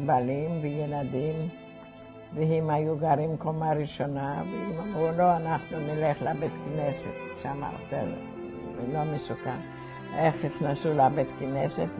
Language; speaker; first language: Hebrew; non-native, fluent; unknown